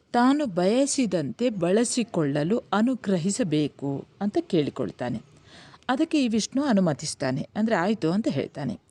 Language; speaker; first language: Kannada; native; Kannada